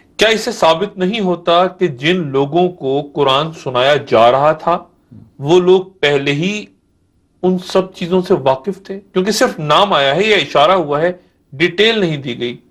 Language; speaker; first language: Urdu; native; Urdu